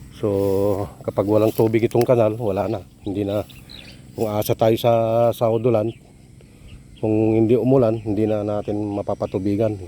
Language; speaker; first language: Filipino; non-native, local second language; Iloko